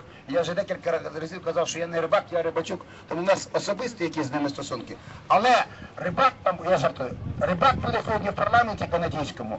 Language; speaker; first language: Ukrainian; native; Ukrainian